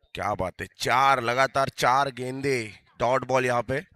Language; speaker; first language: Hindi; non-native, local second language; Marathi